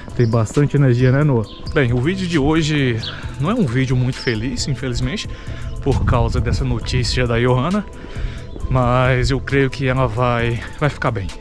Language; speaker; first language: Portuguese; native; Portuguese